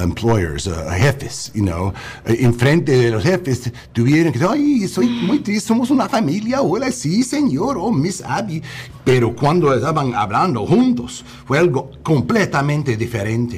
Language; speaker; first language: Spanish; non-native, learner; English